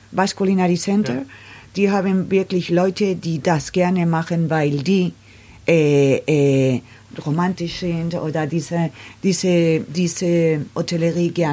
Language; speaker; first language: German; non-native, learner; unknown